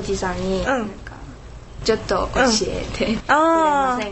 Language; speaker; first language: Japanese; non-native, learner; Chinese